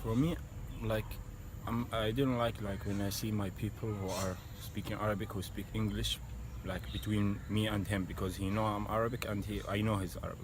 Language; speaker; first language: English; non-native, learner; Arabic